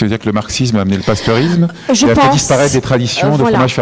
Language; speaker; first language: French; native; French